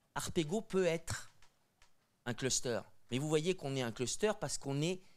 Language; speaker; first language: French; native; French